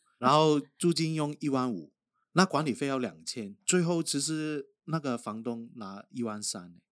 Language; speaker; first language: Chinese; non-native, local second language; Cantonese